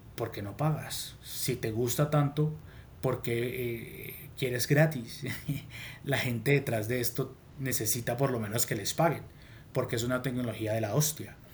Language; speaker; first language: Spanish; native; Spanish